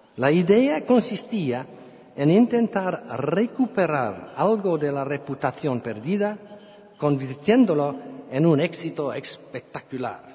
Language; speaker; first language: Spanish; non-native, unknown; English